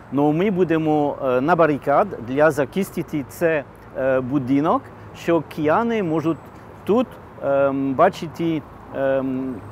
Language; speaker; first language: Ukrainian; non-native, learner; French